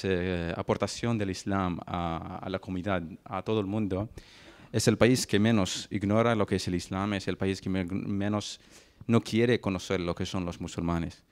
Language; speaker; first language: Spanish; non-native, fluent; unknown